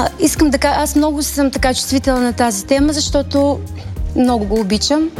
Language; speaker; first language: Bulgarian; early bilingual, heritage; Bulgarian